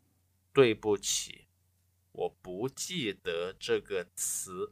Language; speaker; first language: Chinese; non-native, learner; English